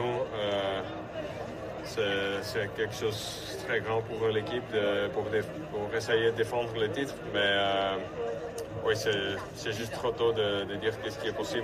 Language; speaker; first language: French; non-native, local second language; Dutch